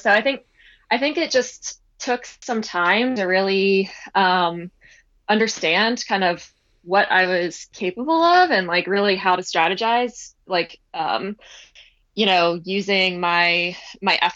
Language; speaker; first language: English; native; English